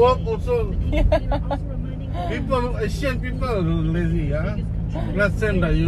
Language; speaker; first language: English; non-native, local second language; Malay